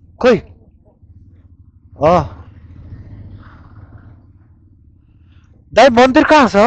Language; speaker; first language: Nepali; non-native, local second language; Bangla